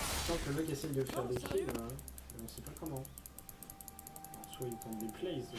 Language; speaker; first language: French; native; French